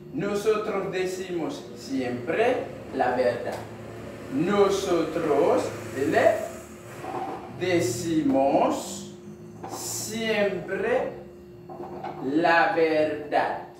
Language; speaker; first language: Spanish; non-native, fluent; Haitian Creole